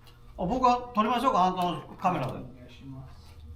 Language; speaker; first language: Japanese; native; Japanese